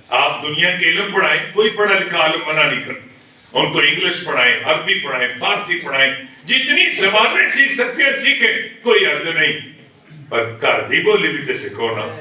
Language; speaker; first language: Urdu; non-native, local second language; Punjabi